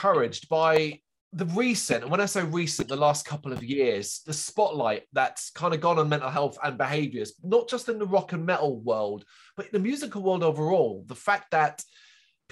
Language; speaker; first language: English; native; English